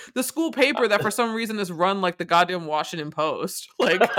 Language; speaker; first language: English; native; English